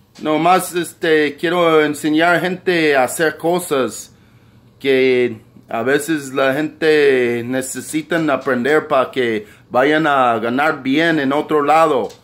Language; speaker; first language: Spanish; early bilingual, heritage; Spanish